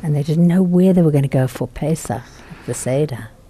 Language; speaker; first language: English; native; English